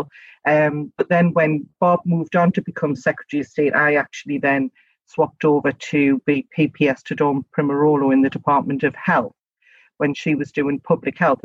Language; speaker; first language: English; native; English